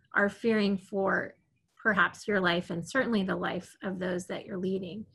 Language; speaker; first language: English; native; English